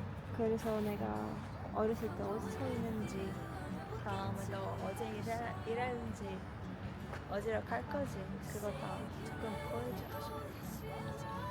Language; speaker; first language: Korean; non-native, learner; Russian